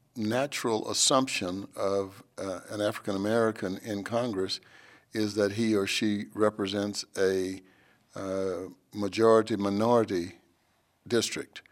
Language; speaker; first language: English; native; English